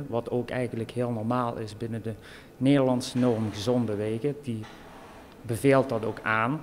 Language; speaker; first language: Dutch; native; Dutch